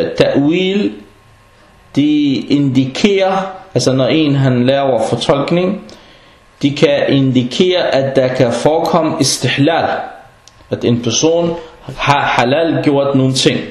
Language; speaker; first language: Danish; non-native, fluent; Arabic